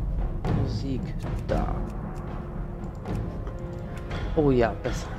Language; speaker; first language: German; native; German